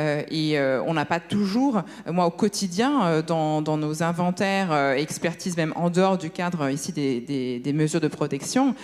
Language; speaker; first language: French; native; French